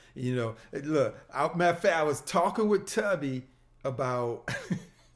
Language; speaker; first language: English; native; English